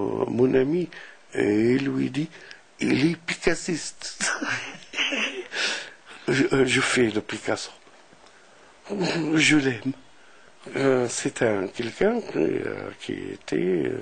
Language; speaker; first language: French; non-native, local second language; Arabic